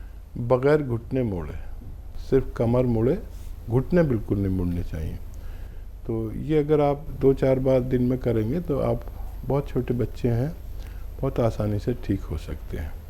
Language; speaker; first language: Hindi; native; Hindi